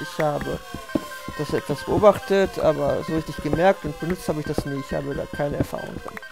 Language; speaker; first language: German; native; German